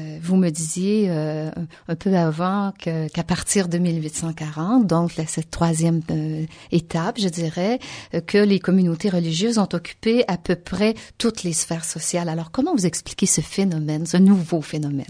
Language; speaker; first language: French; native; French